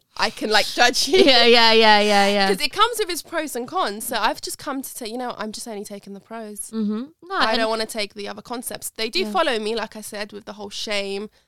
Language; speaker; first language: English; early bilingual, other home language; Arabic